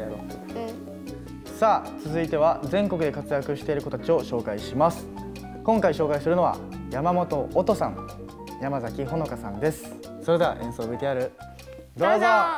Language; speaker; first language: Japanese; native; Japanese